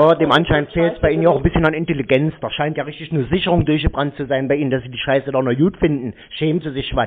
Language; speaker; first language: German; native; German